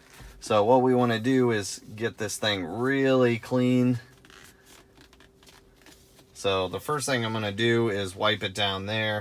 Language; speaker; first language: English; native; English